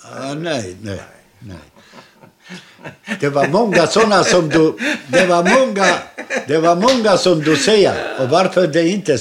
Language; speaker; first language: Swedish; non-native, learner; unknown